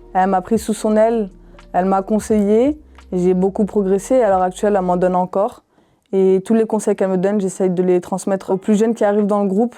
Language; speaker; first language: French; native; French